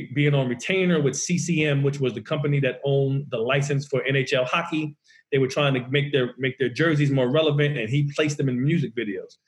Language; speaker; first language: English; native; English